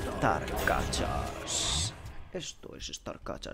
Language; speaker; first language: Spanish; native; Spanish